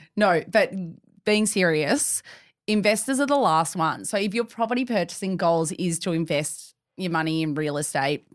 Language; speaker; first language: English; native; English